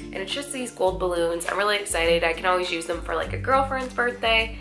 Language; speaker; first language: English; native; English